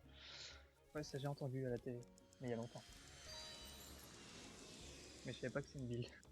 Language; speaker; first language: French; native; French